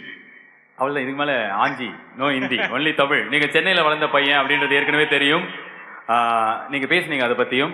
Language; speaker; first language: Tamil; native; Tamil